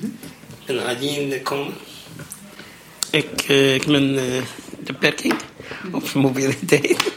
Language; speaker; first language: Dutch; non-native, learner; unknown